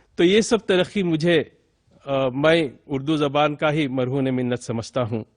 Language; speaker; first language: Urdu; native; Urdu